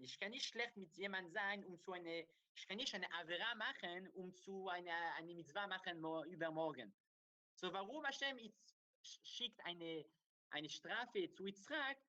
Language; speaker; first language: German; non-native, learner; Hebrew